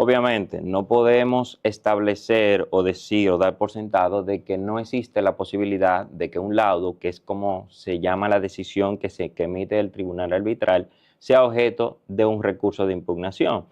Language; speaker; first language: Spanish; native; Spanish